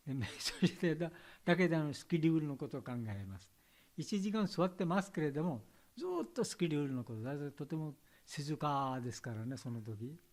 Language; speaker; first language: Japanese; non-native, learner; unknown